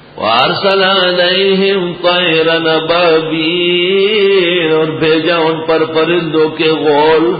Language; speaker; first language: Urdu; non-native, local second language; Pashto